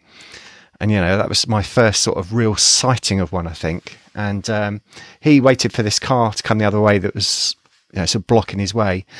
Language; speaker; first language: English; native; English